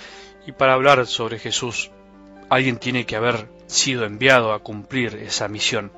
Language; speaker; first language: Spanish; native; Spanish